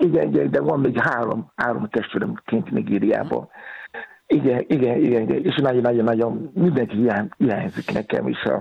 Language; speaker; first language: Hungarian; non-native, fluent; Yoruba